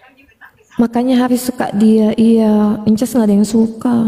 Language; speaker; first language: Indonesian; native; Indonesian